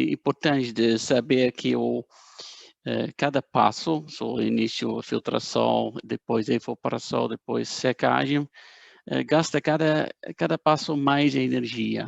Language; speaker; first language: Portuguese; non-native, fluent; Dutch